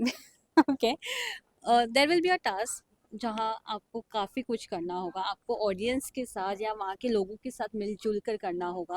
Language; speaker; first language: Hindi; native; Hindi